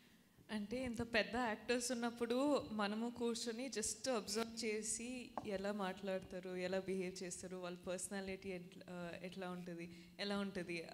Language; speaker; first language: Telugu; non-native, fluent; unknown